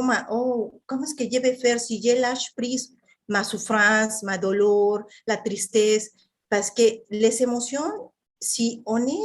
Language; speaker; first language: French; non-native, fluent; Spanish